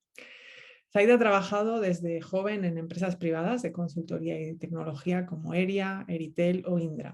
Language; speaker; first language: Spanish; native; Spanish